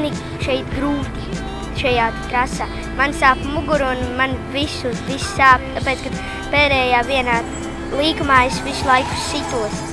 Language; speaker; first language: Latvian; non-native, local second language; Russian